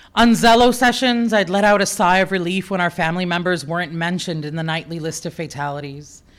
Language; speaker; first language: English; early bilingual, other home language; Spanish